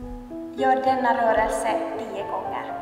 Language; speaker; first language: Swedish; non-native, local second language; Finnish